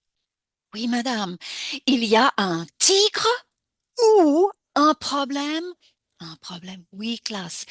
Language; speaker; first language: French; non-native, fluent; English